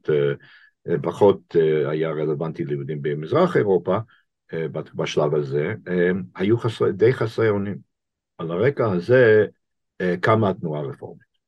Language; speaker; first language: Hebrew; non-native, fluent; English